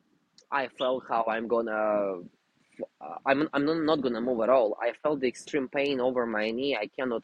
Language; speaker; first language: English; non-native, fluent; Russian